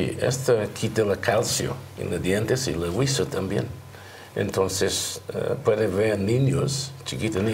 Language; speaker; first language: Spanish; non-native, learner; English